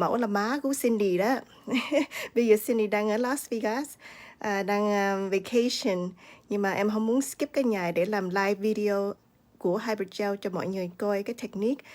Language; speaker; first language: Vietnamese; early bilingual, heritage; Vietnamese